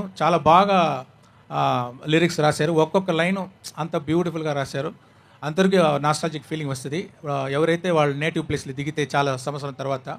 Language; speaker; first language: Telugu; non-native, learner; Tamil